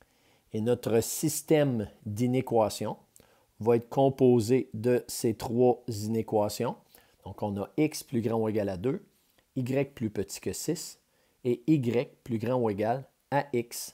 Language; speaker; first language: French; native; French